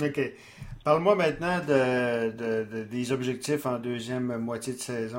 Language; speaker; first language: French; native; French